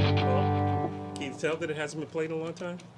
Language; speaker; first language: English; native; English